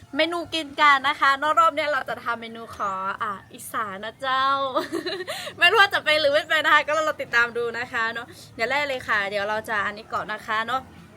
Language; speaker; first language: Thai; non-native, local second language; Lahu